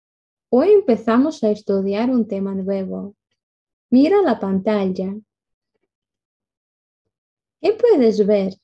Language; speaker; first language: Spanish; non-native, fluent; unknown